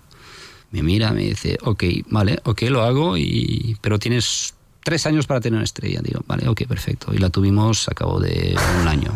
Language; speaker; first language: Spanish; non-native, fluent; French